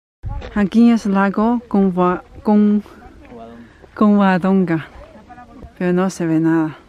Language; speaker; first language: Spanish; non-native, learner; Chinese